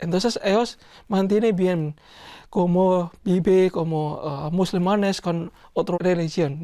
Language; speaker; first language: Spanish; non-native, learner; Indonesian